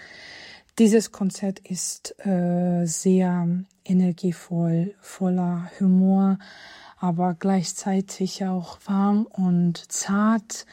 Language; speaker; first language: German; non-native, fluent; Georgian